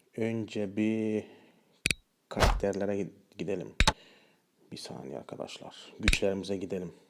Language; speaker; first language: Turkish; early bilingual, heritage; Turkish